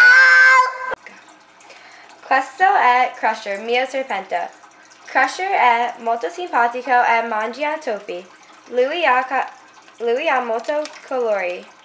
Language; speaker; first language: Italian; non-native, learner; English